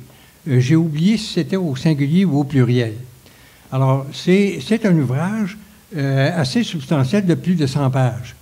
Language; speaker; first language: French; native; French